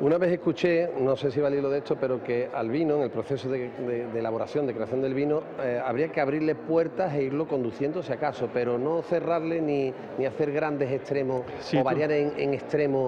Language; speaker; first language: Spanish; native; Spanish